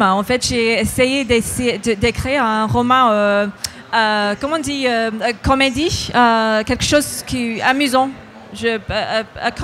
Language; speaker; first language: French; non-native, fluent; English